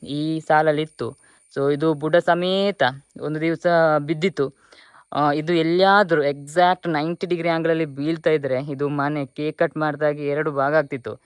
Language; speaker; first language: Kannada; non-native, local second language; Tulu